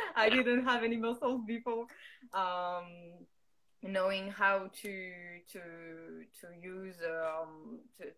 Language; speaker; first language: English; non-native, fluent; French